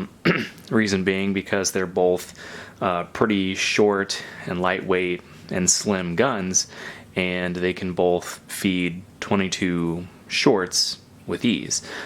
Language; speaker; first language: English; native; English